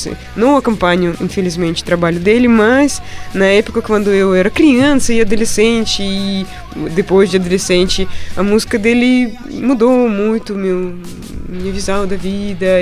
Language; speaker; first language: Portuguese; non-native, fluent; Russian